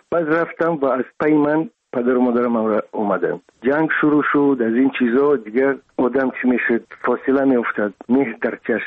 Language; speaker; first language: Persian; non-native, local second language; Russian